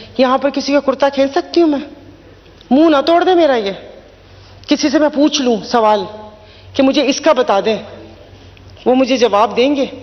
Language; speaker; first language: Urdu; non-native, local second language; Sindhi